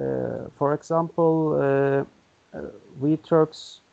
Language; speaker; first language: English; non-native, learner; Turkish